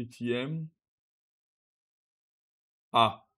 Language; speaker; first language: French; non-native, learner; Russian